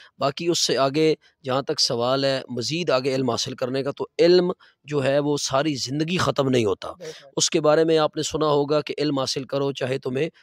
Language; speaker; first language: Urdu; non-native, local second language; Punjabi